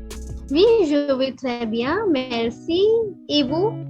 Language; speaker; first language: French; non-native, fluent; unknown